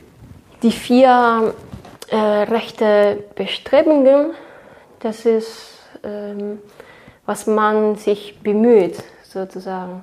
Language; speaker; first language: German; non-native, fluent; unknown